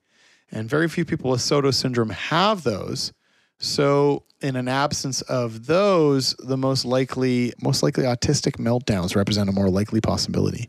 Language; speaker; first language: English; native; English